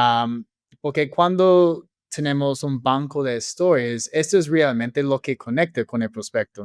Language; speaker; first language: Spanish; non-native, fluent; English